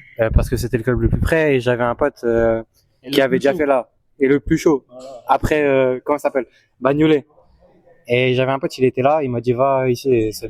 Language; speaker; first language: French; native; French